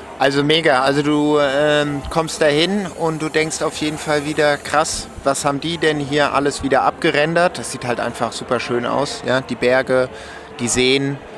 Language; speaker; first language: German; non-native, local second language; French